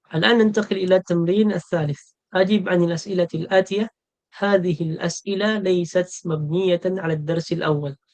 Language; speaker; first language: Arabic; non-native, fluent; Filipino